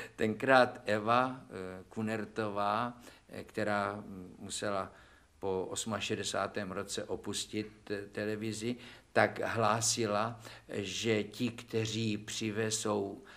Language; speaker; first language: Czech; native; Czech